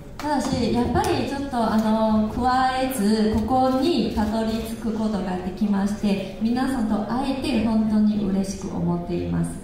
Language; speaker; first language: Japanese; non-native, fluent; Chinese